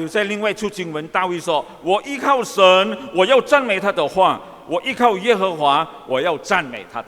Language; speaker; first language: Chinese; early bilingual, heritage; Chinese